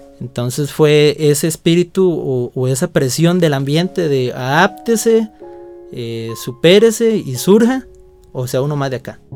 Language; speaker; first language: Spanish; native; Spanish